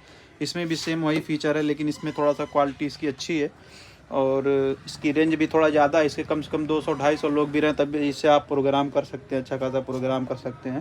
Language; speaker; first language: Hindi; native; Hindi